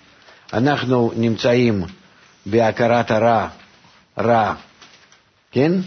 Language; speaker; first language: Hebrew; non-native, fluent; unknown